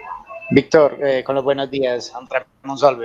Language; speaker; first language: Spanish; native; Spanish